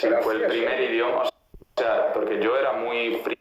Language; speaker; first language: Spanish; non-native, fluent; Italian